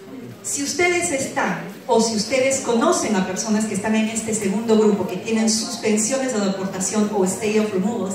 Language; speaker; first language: Spanish; native; Spanish